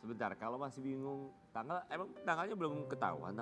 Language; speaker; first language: Indonesian; native; Indonesian